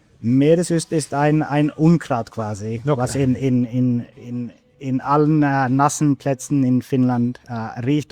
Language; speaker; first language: German; non-native, fluent; Finnish